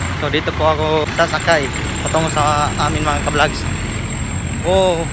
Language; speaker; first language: Filipino; non-native, local second language; Cebuano